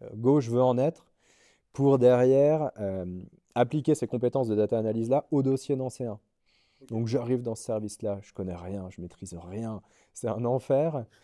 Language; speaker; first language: French; native; French